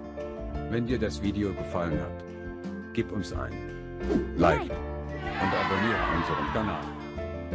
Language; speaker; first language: German; native; German